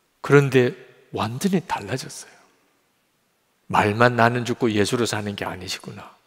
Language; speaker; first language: Korean; native; Korean